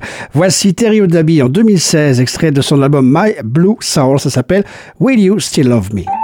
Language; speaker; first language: French; native; French